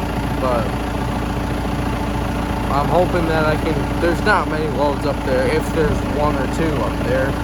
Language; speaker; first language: English; native; English